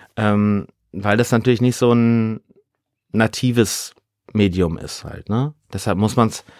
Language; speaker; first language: German; native; German